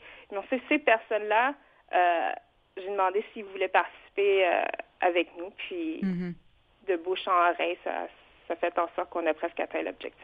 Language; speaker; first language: French; early bilingual, other home language; Vietnamese